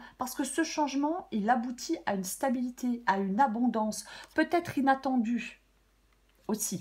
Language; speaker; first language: French; native; French